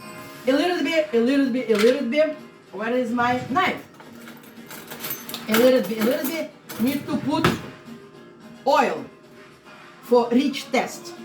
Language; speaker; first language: English; non-native, learner; Russian